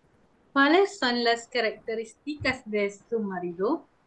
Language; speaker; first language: Spanish; non-native, learner; Malay